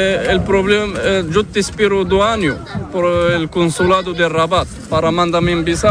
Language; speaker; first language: Spanish; non-native, learner; Arabic